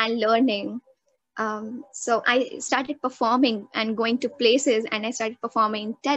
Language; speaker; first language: English; non-native, local second language; Hindi